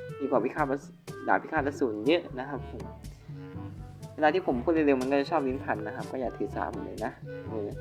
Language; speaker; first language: Thai; native; Thai